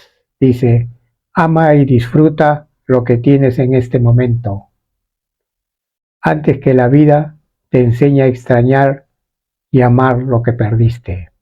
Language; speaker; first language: Spanish; native; Spanish